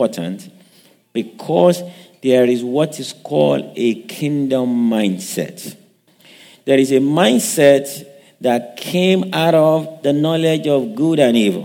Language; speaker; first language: English; non-native, local second language; Yoruba